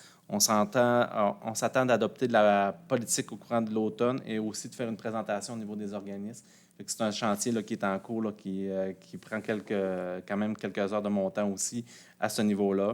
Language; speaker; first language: French; native; French